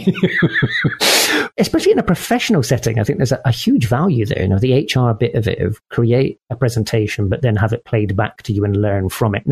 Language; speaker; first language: English; native; English